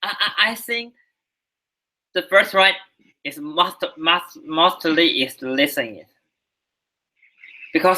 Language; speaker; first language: English; non-native, learner; Chinese